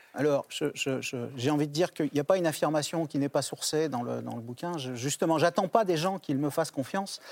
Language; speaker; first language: French; native; French